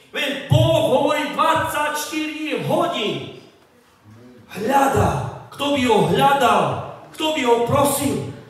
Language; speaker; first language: Slovak; non-native, local second language; Romany